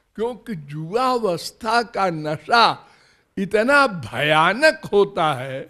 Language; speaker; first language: Hindi; native; Hindi